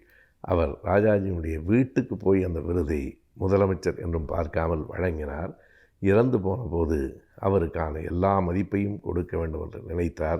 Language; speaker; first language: Tamil; native; Tamil